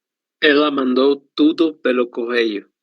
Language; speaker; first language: Portuguese; non-native, learner; Spanish